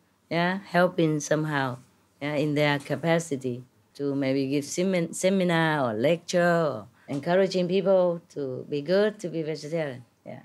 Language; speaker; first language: English; non-native, fluent; Vietnamese